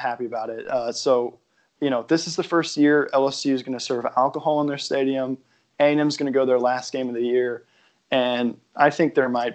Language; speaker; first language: English; native; English